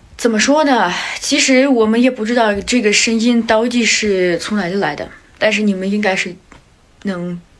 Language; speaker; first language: Chinese; non-native, fluent; Ukrainian